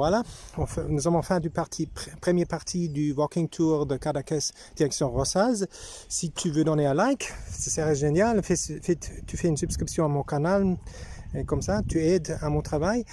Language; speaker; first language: French; non-native, learner; German